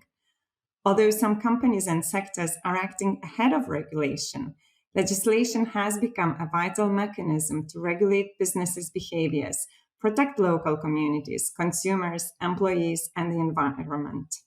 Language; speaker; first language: English; non-native, fluent; Lithuanian